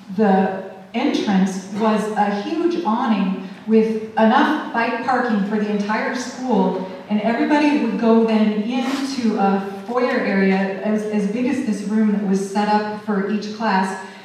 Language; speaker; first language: English; native; English